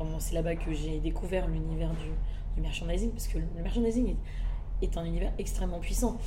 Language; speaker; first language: French; early bilingual, other home language; Malagasy